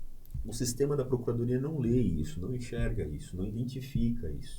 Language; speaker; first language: Portuguese; native; Portuguese